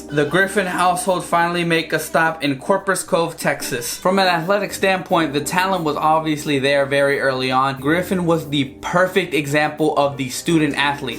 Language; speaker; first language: English; native; English